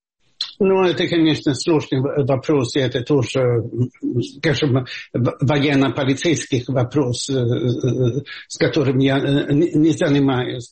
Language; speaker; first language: Russian; non-native, fluent; Swedish